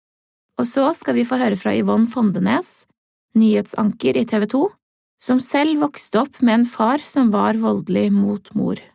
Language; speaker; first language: Norwegian; native; Norwegian